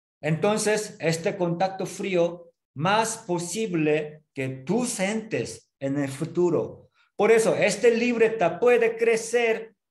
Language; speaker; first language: Spanish; non-native, learner; Korean